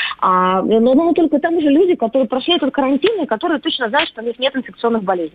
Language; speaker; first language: Russian; native; Russian